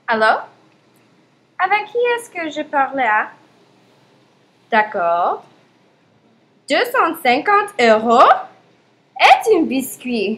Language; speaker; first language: French; non-native, learner; English